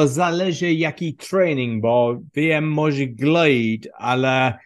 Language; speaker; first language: Polish; non-native, learner; English